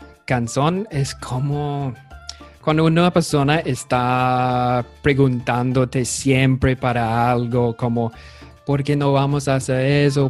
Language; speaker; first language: Spanish; non-native, fluent; English